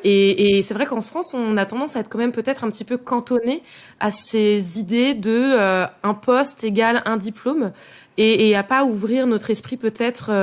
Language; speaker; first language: French; native; French